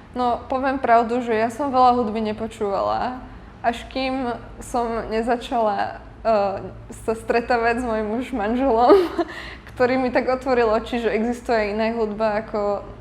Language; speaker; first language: Slovak; non-native, local second language; Hungarian